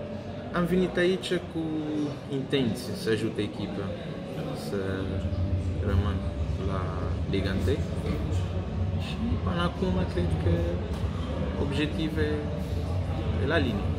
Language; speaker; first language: Romanian; non-native, learner; Kabuverdianu